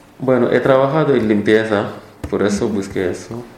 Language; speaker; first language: Spanish; non-native, learner; Wolof